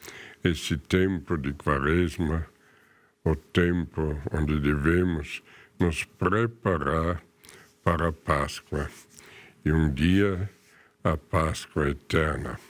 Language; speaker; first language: Portuguese; non-native, fluent; German